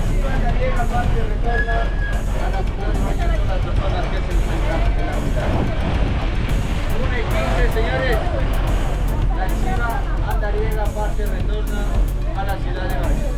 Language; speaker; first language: Spanish; native; Spanish